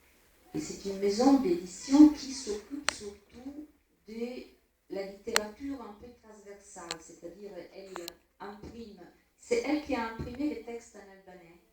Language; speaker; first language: French; non-native, fluent; Italian